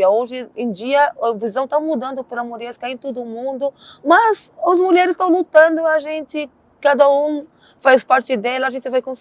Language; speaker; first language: Portuguese; non-native, learner; Arabic